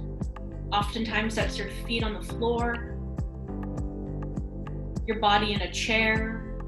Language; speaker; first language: English; native; English